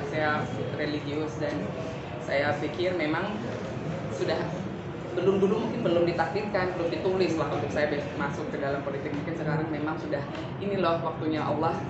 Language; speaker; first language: Indonesian; native; Indonesian